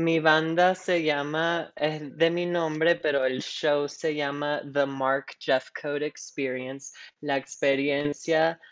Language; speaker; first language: Spanish; non-native, local second language; English